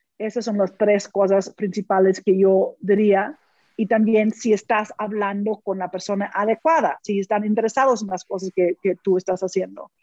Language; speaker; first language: Spanish; non-native, fluent; English